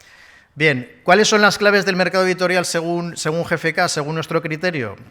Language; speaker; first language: Spanish; native; Spanish